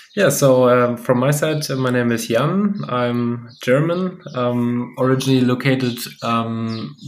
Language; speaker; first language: English; non-native, fluent; German